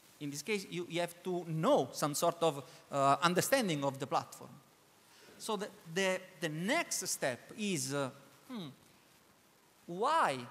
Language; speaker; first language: English; non-native, learner; Italian